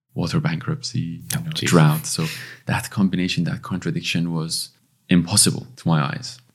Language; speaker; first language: English; non-native, fluent; Persian